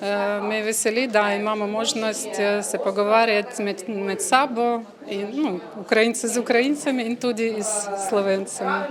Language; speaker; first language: Slovenian; non-native, learner; Ukrainian